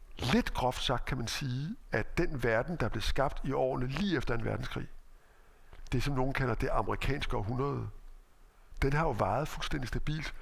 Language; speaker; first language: Danish; native; Danish